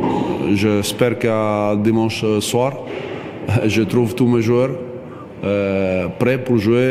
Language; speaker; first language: French; non-native, fluent; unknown